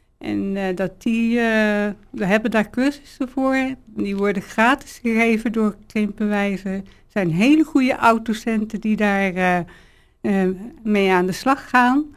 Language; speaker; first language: Dutch; native; Dutch